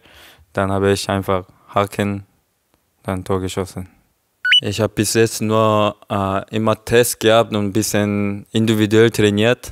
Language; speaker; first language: German; non-native, learner; Korean